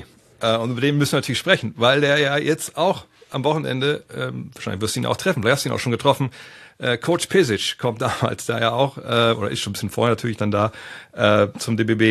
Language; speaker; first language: German; native; German